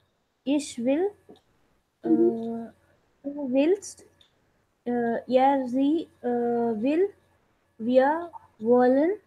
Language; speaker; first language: German; non-native, learner; Telugu